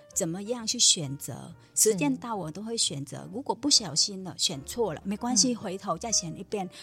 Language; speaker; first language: Chinese; non-native, fluent; Vietnamese